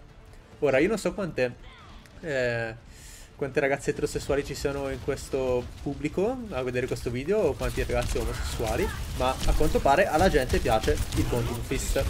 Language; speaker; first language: Italian; native; Italian